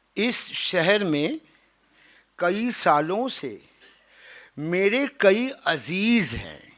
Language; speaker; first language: Hindi; non-native, local second language; Marathi